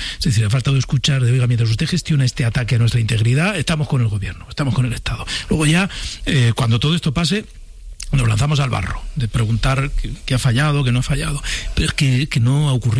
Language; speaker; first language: Spanish; native; Spanish